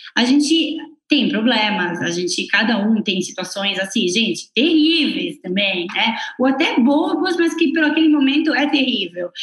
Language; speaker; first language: Portuguese; non-native, fluent; Italian